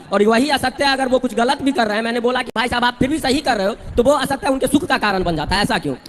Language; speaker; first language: Hindi; native; Hindi